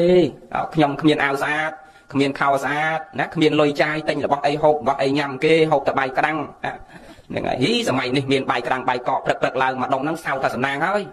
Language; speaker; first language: Khmer; native; Khmer